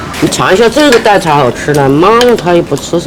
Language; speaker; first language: Chinese; native; Chinese